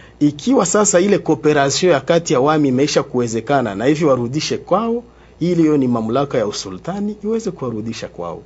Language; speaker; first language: Swahili; non-native, local second language; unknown